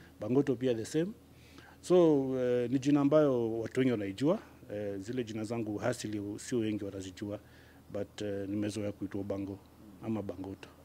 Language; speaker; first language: Swahili; native; Swahili